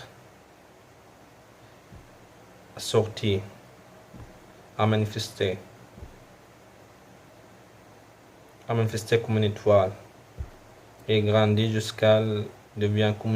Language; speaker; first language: French; non-native, local second language; Arabic